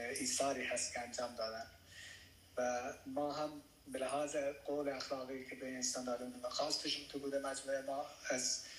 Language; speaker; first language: Persian; non-native, local second language; Baluchi